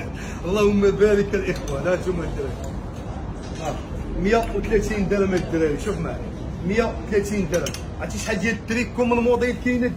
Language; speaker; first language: Arabic; native; Arabic